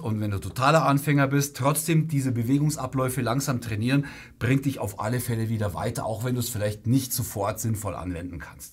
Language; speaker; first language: German; native; German